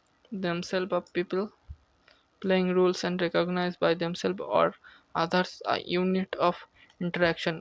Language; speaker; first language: English; non-native, local second language; Bangla